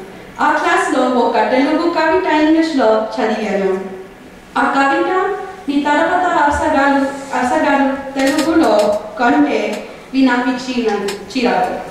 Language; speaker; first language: Telugu; non-native, learner; English